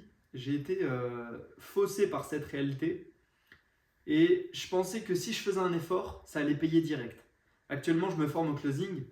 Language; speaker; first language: French; native; French